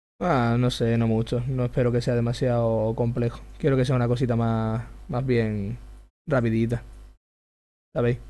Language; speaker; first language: Spanish; native; Spanish